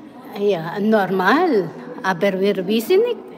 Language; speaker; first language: German; non-native, learner; Filipino